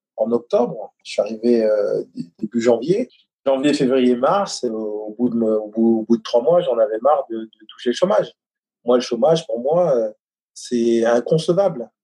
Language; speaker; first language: French; native; French